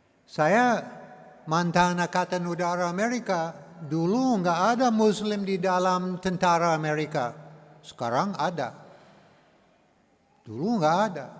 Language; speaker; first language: Indonesian; non-native, learner; English